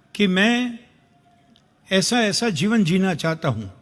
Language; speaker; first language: Hindi; non-native, local second language; Gujarati